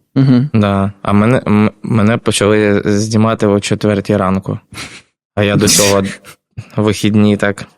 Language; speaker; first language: Ukrainian; non-native, local second language; Russian